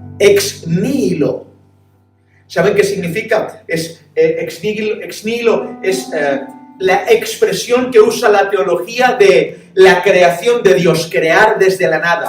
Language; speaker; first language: Spanish; native; Spanish